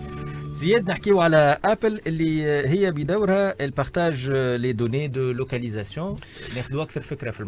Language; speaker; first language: Arabic; native; Arabic